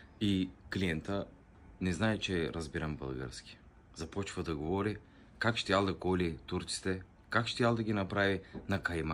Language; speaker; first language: Bulgarian; non-native, local second language; Turkish